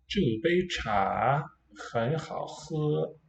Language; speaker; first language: Chinese; non-native, learner; English